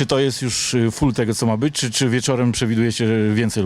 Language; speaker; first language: Polish; native; Polish